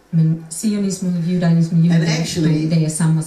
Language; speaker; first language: Swedish; non-native, fluent; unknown